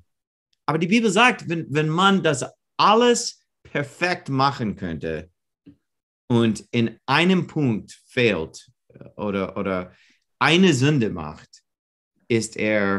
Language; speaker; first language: German; non-native, fluent; English